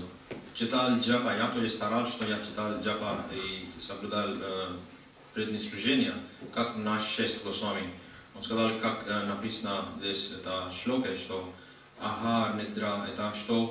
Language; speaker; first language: Russian; non-native, learner; Hindi